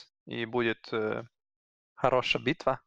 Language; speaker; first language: Russian; non-native, learner; Serbian